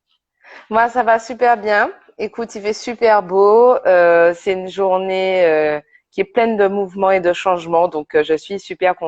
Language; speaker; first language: French; native; French